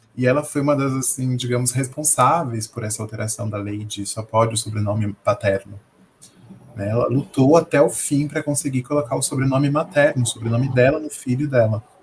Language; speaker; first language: Portuguese; native; Portuguese